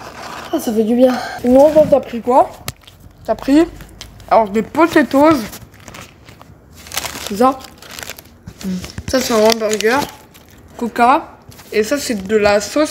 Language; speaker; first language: French; native; French